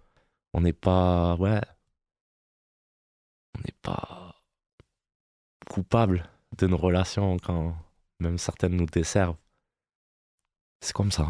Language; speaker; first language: French; native; French